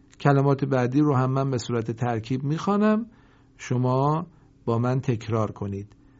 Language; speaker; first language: Persian; native; Persian